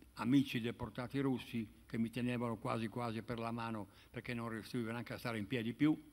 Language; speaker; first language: Italian; native; Italian